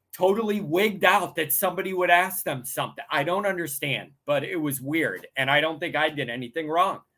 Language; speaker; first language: English; native; English